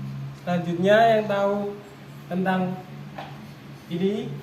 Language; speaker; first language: Indonesian; native; Indonesian